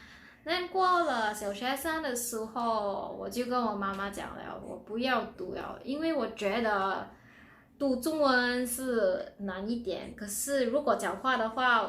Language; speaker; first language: Chinese; non-native, local second language; Filipino